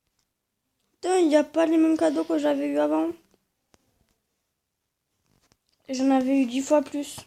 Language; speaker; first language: French; native; French